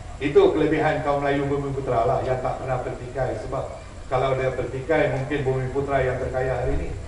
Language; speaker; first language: Malay; non-native, local second language; Tamil